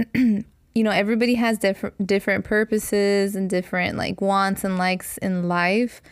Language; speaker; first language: English; early bilingual, other home language; Spanish